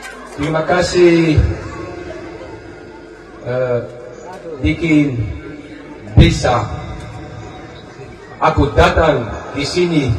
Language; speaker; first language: Indonesian; non-native, learner; Dutch